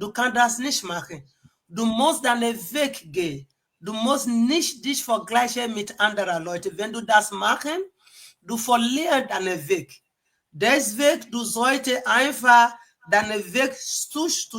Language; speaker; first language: German; non-native, fluent; Igbo